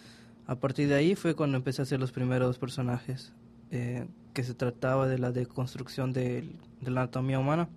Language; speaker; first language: Spanish; native; Spanish